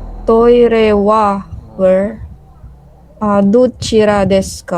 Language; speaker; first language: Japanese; non-native, learner; Filipino